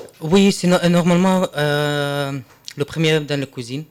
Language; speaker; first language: French; non-native, learner; Arabic